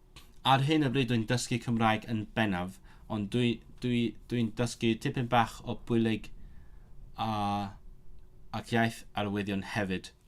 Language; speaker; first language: Welsh; non-native, learner; Cantonese